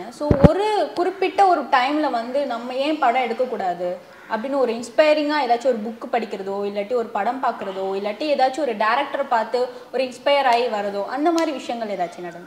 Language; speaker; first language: Tamil; native; Tamil